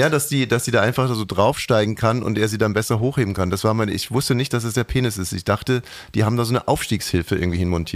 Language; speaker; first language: German; native; German